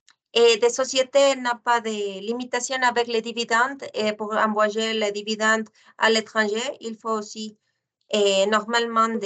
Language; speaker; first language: French; non-native, fluent; Spanish